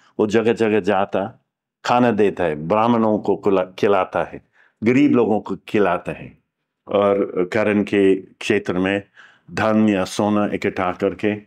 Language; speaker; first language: Hindi; non-native, fluent; English